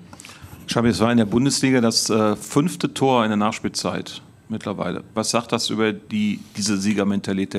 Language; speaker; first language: German; native; German